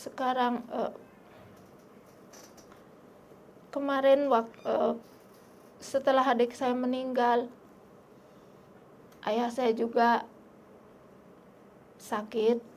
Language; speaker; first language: Indonesian; non-native, local second language; Sasak